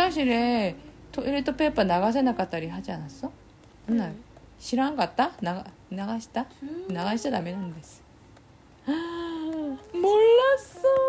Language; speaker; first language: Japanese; non-native, fluent; Korean